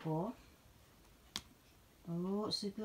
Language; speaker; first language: Japanese; non-native, learner; Filipino